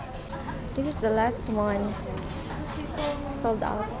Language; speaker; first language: English; non-native, local second language; Filipino